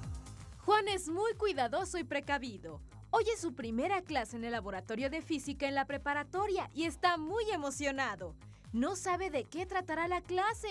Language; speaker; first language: Spanish; native; Spanish